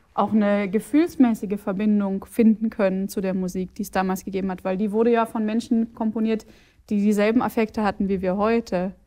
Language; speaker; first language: German; native; German